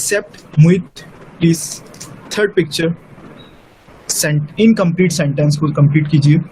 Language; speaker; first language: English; non-native, local second language; Urdu